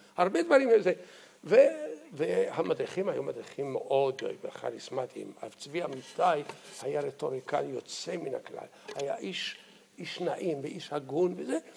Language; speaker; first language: Hebrew; early bilingual, other home language; Arabic